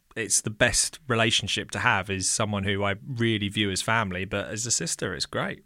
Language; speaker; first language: English; native; English